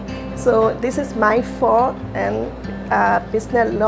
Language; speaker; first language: English; non-native, learner; Burmese